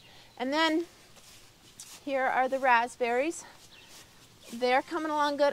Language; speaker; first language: English; native; English